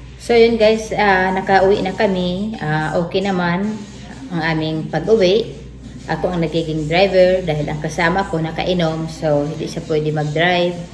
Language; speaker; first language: Filipino; native; Filipino